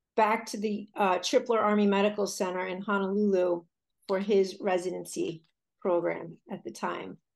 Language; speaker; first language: English; native; English